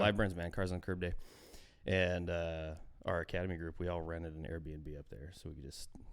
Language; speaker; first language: English; native; English